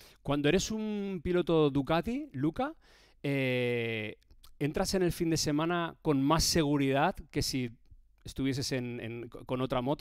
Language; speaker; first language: Spanish; native; Spanish